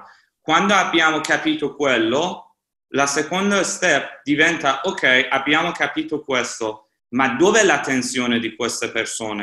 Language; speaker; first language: Italian; non-native, fluent; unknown